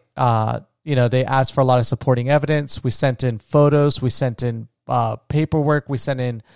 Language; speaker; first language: English; native; English